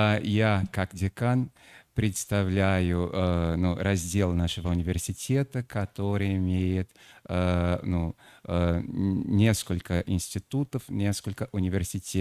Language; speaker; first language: Russian; non-native, fluent; Portuguese